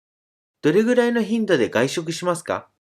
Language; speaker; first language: Japanese; native; Japanese